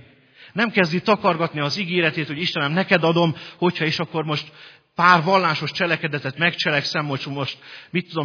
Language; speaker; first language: Hungarian; native; Hungarian